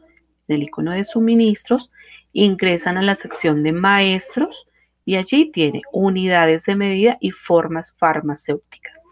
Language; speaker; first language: Spanish; native; Spanish